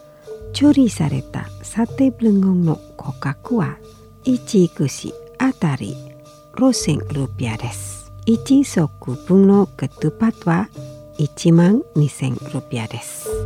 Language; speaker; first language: Japanese; non-native, fluent; Indonesian